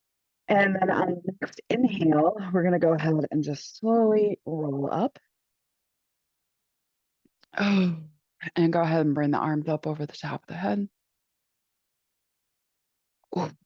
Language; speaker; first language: English; native; English